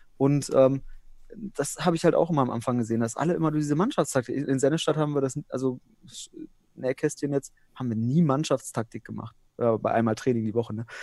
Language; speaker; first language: German; early bilingual, other home language; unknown